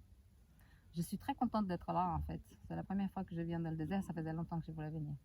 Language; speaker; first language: French; native; French